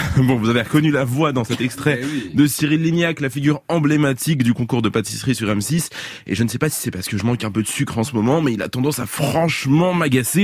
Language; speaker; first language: French; native; French